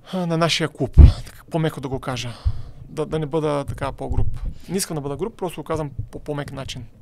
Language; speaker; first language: Bulgarian; native; Bulgarian